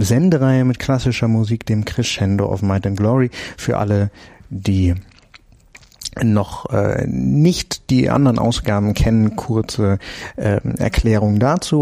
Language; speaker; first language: German; native; German